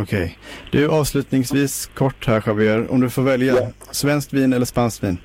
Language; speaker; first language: Swedish; native; Swedish